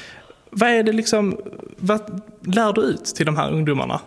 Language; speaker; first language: Swedish; native; Swedish